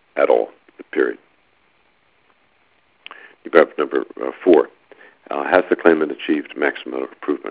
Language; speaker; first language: English; native; English